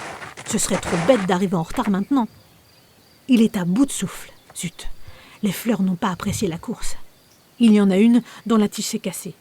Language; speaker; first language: French; native; French